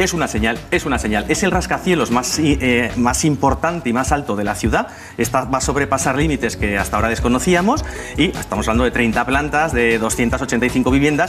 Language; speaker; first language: Spanish; native; Spanish